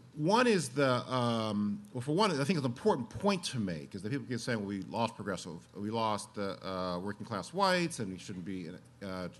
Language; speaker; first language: English; native; English